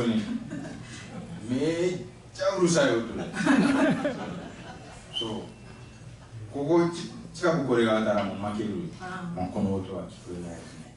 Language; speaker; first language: Japanese; non-native, fluent; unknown